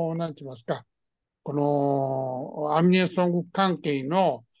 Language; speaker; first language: Japanese; early bilingual, heritage; Japanese